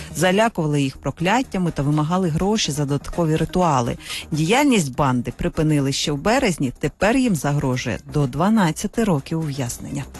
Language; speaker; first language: Ukrainian; native; Ukrainian